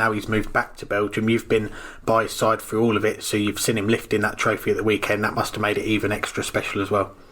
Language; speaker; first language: English; native; English